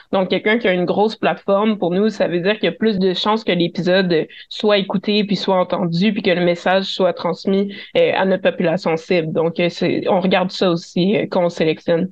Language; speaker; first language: French; native; French